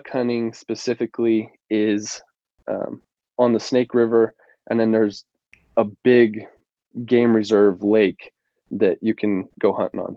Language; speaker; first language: English; native; English